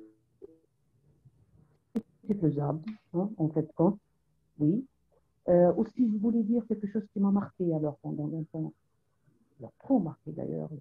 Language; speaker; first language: French; non-native, local second language; Arabic